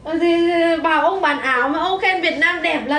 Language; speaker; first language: Vietnamese; native; Vietnamese